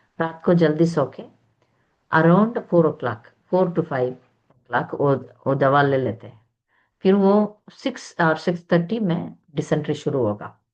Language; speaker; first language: Hindi; non-native, local second language; Tamil